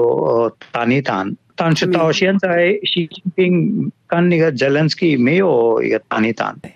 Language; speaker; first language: Chinese; non-native, fluent; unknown